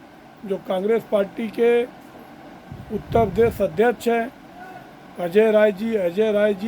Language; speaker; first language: Hindi; native; Hindi